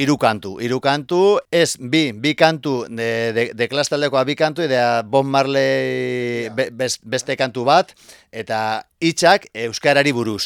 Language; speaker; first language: Basque; non-native, local second language; Spanish